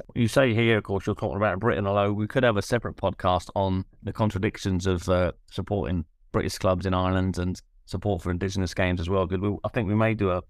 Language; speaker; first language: English; native; English